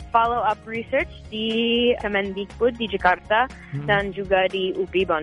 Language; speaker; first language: Indonesian; non-native, fluent; English